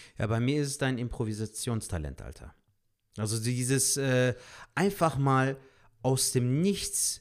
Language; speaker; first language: German; native; German